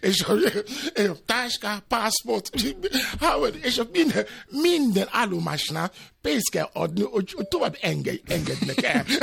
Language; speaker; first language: Hungarian; non-native, fluent; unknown